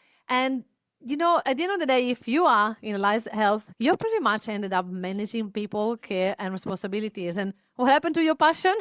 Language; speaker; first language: English; non-native, fluent; Italian